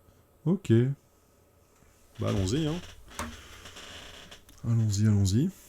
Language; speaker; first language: French; native; French